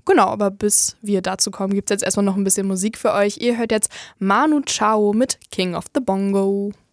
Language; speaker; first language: German; native; German